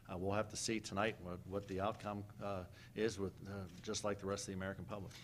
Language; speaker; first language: English; native; English